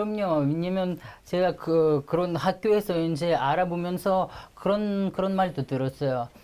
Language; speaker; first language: Korean; non-native, fluent; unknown